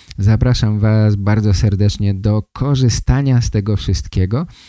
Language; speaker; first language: Polish; native; Polish